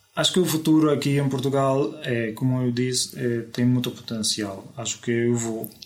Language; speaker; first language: Portuguese; non-native, fluent; Arabic